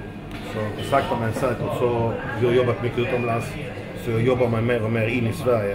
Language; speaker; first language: Swedish; early bilingual, other home language; Macedonian